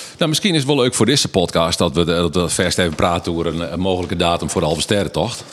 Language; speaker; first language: Dutch; non-native, local second language; Western Frisian